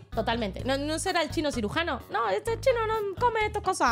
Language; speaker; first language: Spanish; native; Spanish